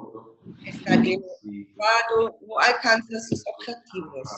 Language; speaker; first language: Spanish; non-native, fluent; German